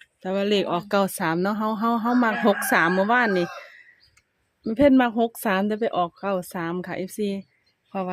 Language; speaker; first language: Thai; native; Thai